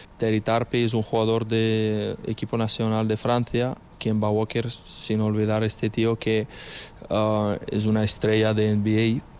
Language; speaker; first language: Spanish; non-native, fluent; Ukrainian